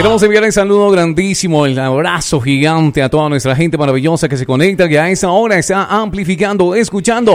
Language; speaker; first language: Spanish; native; Spanish